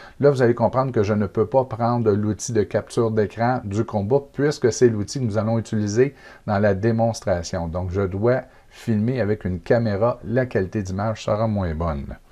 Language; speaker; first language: French; native; French